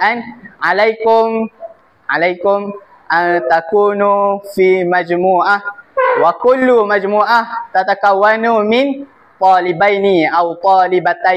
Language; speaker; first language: Arabic; non-native, learner; Malay